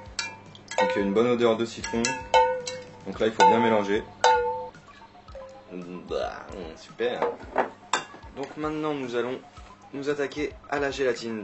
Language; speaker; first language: French; native; French